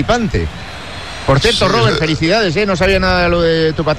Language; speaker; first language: Spanish; native; Spanish